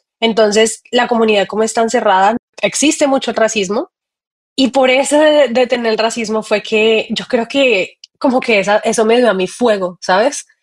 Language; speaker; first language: Spanish; native; Spanish